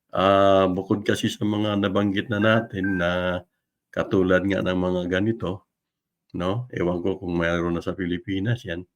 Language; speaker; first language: Filipino; non-native, local second language; Cebuano